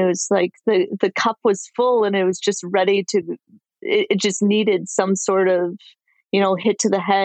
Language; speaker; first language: English; native; English